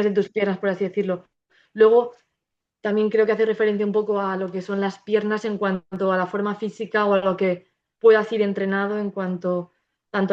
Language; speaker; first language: Spanish; native; Spanish